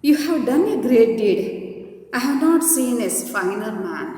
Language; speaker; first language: English; non-native, local second language; Kannada